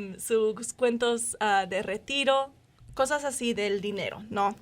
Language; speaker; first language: Spanish; non-native, fluent; English